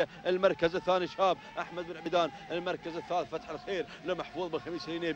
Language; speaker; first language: Arabic; native; Arabic